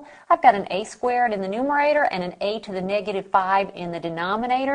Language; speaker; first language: English; native; English